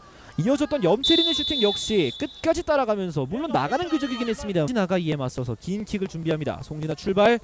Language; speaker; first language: Korean; native; Korean